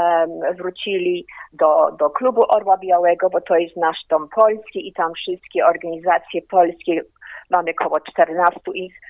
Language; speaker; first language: Polish; early bilingual, heritage; Polish